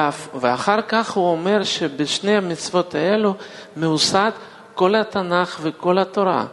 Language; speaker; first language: Hebrew; non-native, fluent; Russian